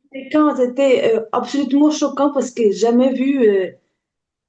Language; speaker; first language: French; non-native, learner; Ukrainian